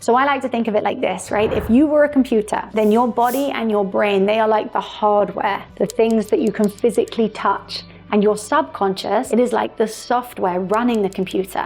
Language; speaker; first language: English; native; English